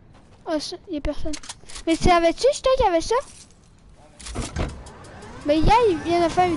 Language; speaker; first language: French; native; French